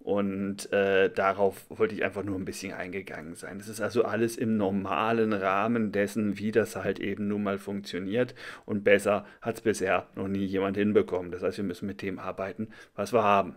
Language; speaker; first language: German; native; German